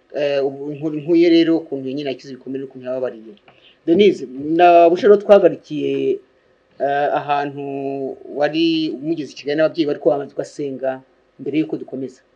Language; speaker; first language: Kinyarwanda; native; Kinyarwanda